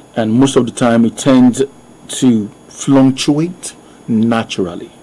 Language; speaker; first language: English; non-native, local second language; Yoruba